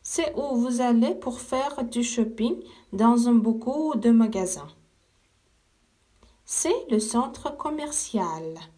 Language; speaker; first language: French; non-native, fluent; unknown